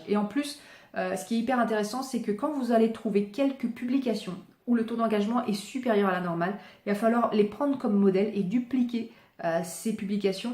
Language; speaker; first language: French; native; French